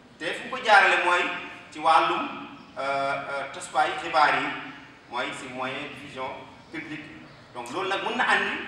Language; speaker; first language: Wolof; non-native, local second language; Fula